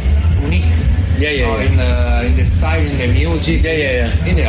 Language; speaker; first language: English; non-native, learner; Italian